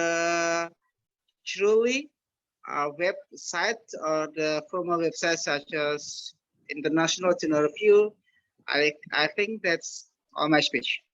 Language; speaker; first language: English; non-native, learner; Indonesian